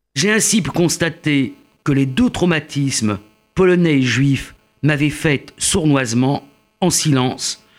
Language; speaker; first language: French; native; French